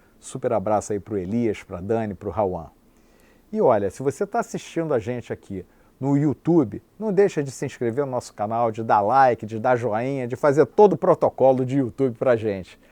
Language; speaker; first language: Portuguese; native; Portuguese